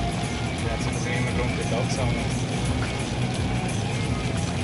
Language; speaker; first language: German; native; German